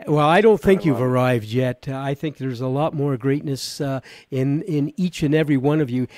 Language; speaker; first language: English; native; English